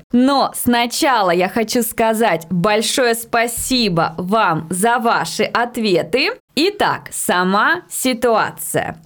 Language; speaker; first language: Russian; native; Russian